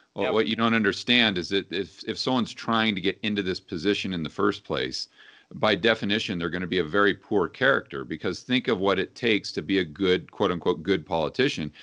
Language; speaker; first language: English; native; English